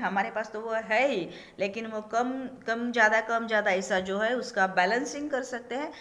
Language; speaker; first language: Hindi; non-native, local second language; Marathi